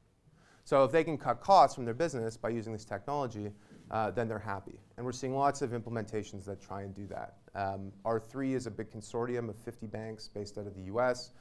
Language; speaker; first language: English; native; English